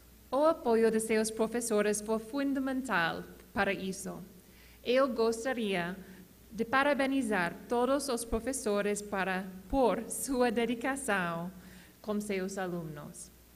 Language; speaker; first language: Portuguese; non-native, learner; English